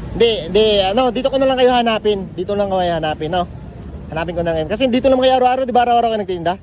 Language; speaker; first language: Filipino; native; Filipino